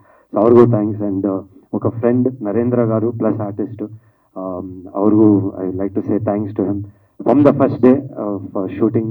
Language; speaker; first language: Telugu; non-native, learner; Kannada